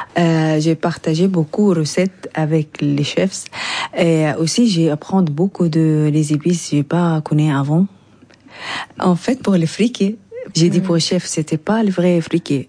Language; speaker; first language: French; non-native, learner; Arabic